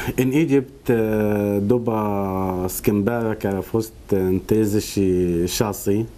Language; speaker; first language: Romanian; non-native, learner; Arabic